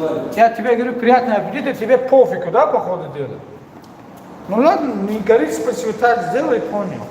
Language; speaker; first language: Russian; non-native, local second language; Tajik